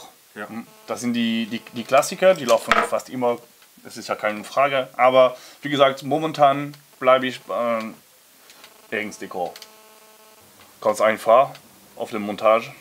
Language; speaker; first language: German; non-native, learner; French